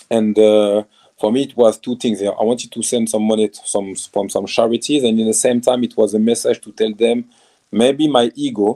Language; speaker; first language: English; non-native, fluent; French